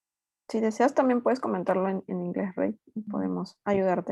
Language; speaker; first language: Spanish; native; Spanish